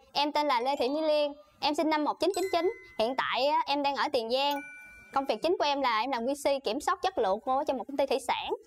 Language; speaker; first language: Vietnamese; native; Vietnamese